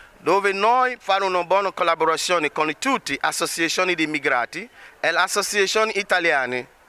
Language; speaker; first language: Italian; non-native, learner; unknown